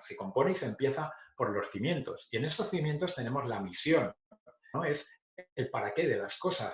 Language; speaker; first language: Spanish; native; Spanish